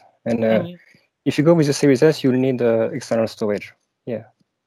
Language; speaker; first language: English; non-native, fluent; French